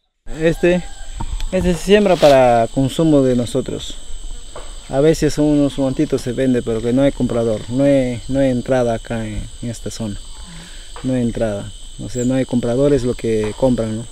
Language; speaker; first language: Spanish; non-native, local second language; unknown